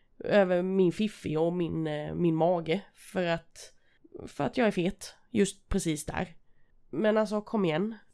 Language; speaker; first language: Swedish; native; Swedish